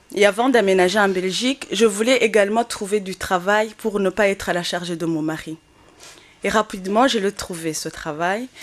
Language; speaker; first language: French; non-native, local second language; Kinyarwanda